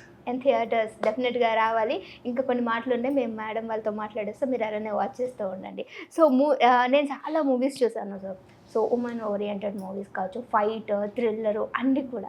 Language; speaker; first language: Telugu; native; Telugu